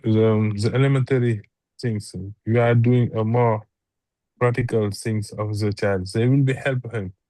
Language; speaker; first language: English; non-native, learner; French